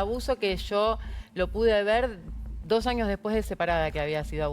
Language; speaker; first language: Spanish; native; Spanish